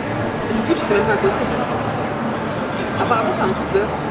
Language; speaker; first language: French; native; French